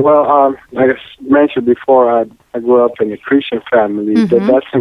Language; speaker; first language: English; non-native, fluent; Spanish